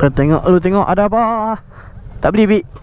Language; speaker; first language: Malay; native; Malay